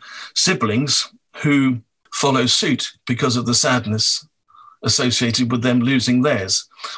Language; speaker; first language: English; native; English